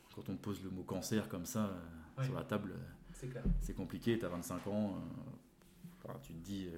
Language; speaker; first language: French; native; French